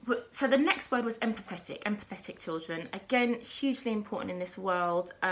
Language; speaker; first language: English; native; English